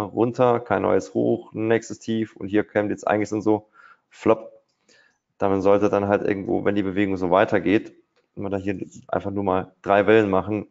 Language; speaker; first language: German; native; German